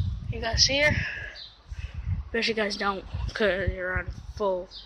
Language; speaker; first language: English; native; English